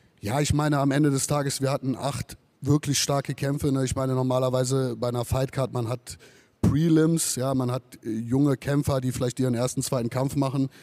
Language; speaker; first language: German; native; German